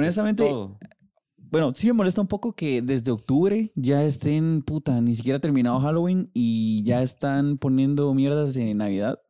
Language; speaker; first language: Spanish; native; Spanish